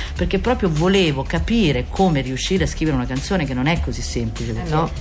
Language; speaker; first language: Italian; native; Italian